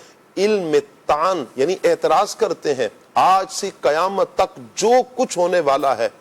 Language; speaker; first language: Urdu; native; Urdu